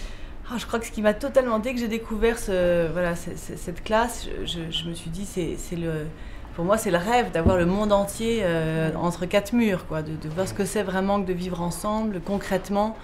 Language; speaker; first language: French; native; French